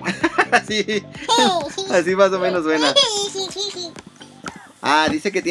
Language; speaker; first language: Spanish; native; Spanish